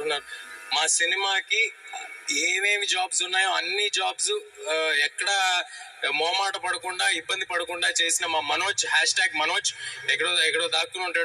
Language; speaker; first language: Telugu; native; Telugu